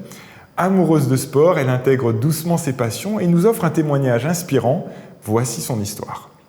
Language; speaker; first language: French; native; French